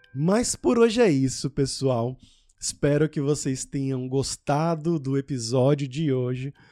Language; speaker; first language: Portuguese; native; Portuguese